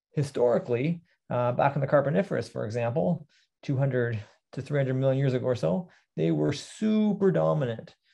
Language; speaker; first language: English; native; English